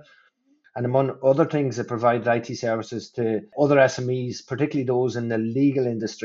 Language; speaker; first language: English; native; English